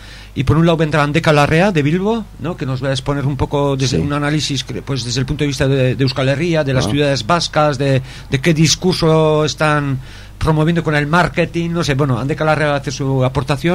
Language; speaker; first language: Spanish; native; Spanish